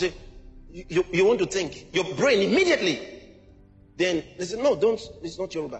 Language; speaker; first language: English; non-native, local second language; Yoruba